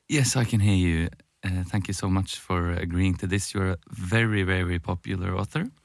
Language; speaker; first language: English; non-native, fluent; Norwegian